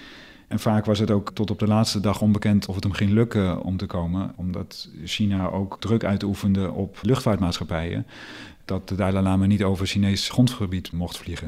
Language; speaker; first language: Dutch; native; Dutch